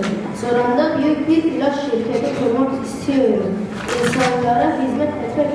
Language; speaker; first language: Turkish; non-native, learner; Kurdish